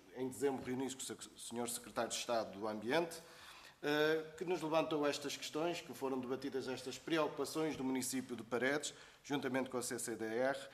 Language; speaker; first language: Portuguese; native; Portuguese